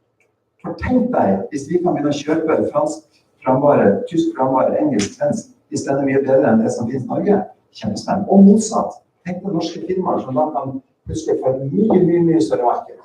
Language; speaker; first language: Norwegian; native; Norwegian